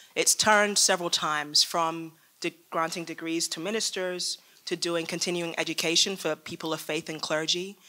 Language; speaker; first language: English; native; English